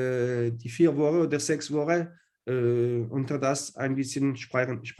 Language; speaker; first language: German; non-native, learner; French